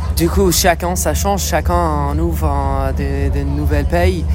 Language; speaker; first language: French; non-native, fluent; English